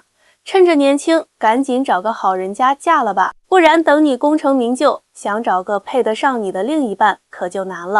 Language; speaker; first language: Chinese; native; Chinese